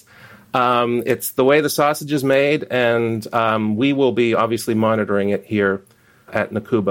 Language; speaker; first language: English; native; English